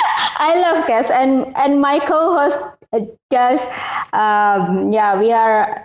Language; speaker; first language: English; non-native, learner; Indonesian